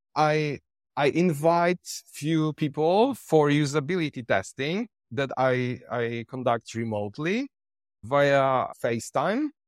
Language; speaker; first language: English; non-native, fluent; Polish